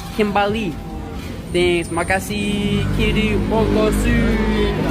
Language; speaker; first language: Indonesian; non-native, learner; English